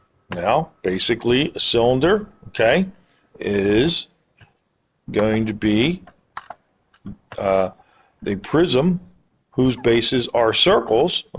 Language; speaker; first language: English; native; English